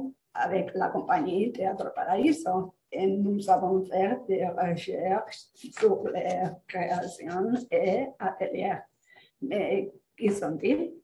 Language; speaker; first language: French; non-native, fluent; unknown